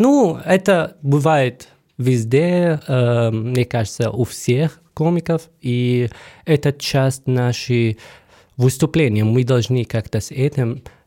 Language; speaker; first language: Russian; non-native, fluent; Arabic